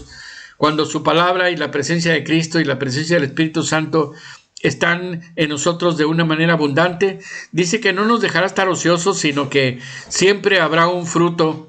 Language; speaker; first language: Spanish; native; Spanish